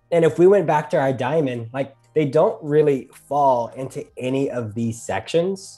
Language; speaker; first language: English; native; English